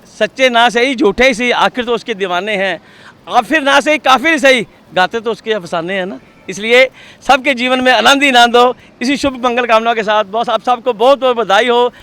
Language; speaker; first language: Hindi; non-native, local second language; Punjabi